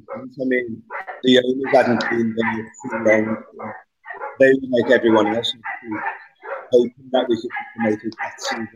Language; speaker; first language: English; native; English